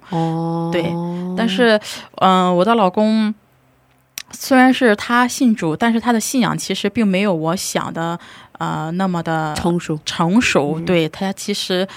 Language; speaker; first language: Chinese; native; Chinese